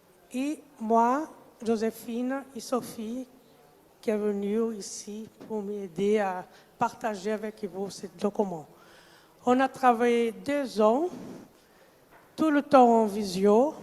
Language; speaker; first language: French; non-native, fluent; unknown